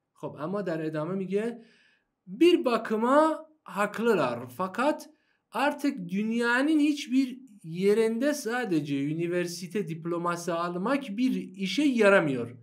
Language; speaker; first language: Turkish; non-native, fluent; Persian